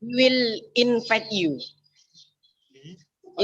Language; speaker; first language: English; non-native, learner; Indonesian